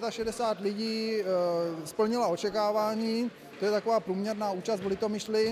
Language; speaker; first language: Czech; native; Czech